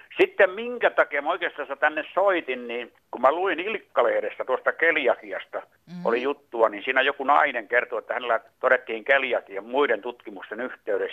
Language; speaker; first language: Finnish; native; Finnish